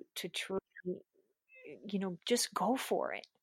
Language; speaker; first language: English; non-native, fluent; German